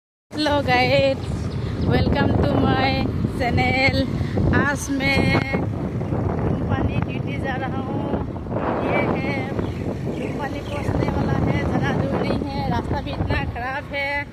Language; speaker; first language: Hindi; non-native, local second language; Assamese